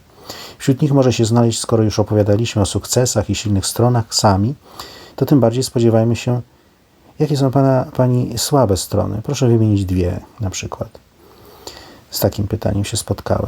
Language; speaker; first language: Polish; native; Polish